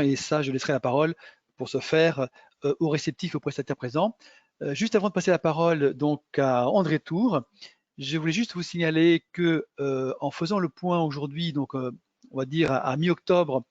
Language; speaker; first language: French; native; French